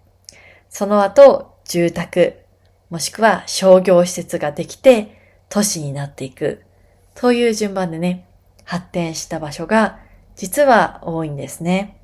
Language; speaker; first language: Japanese; native; Japanese